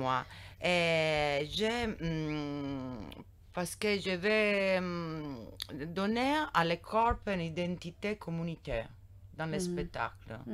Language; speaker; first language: French; non-native, learner; Italian